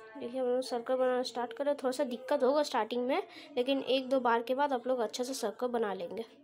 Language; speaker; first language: Hindi; native; Hindi